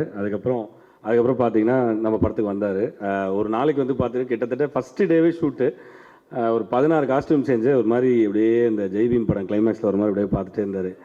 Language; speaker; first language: Tamil; native; Tamil